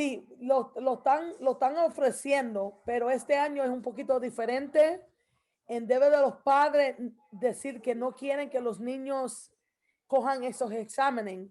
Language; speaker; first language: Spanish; early bilingual, heritage; Spanish